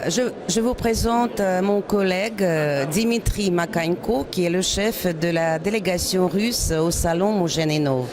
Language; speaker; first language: French; non-native, fluent; Russian